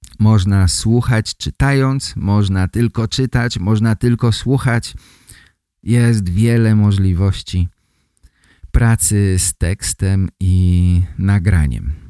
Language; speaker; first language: Polish; native; Polish